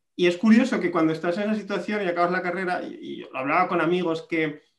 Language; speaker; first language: Spanish; native; Spanish